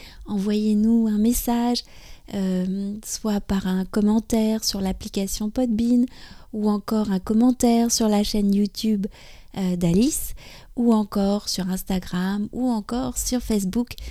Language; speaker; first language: French; native; French